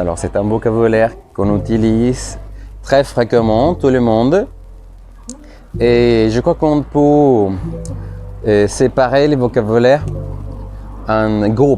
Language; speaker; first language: French; non-native, fluent; Spanish